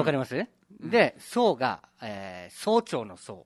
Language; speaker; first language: Japanese; native; Japanese